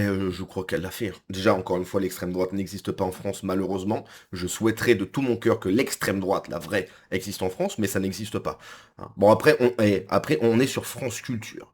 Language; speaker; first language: French; native; French